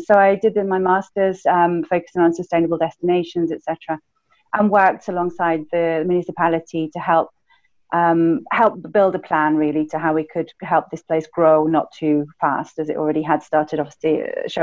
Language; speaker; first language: English; native; English